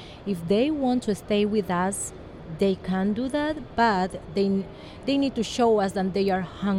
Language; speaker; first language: English; non-native, learner; Spanish